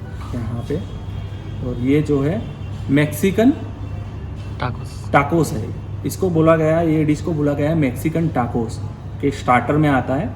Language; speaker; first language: Hindi; native; Hindi